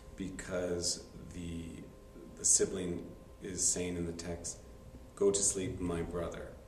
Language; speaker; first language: English; native; English